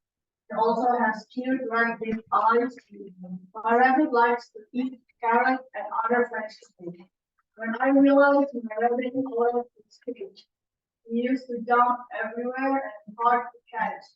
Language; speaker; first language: English; non-native, fluent; Indonesian